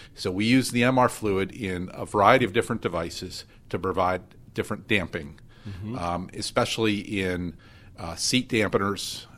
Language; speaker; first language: English; native; English